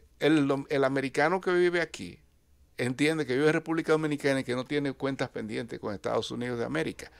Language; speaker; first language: Spanish; native; Spanish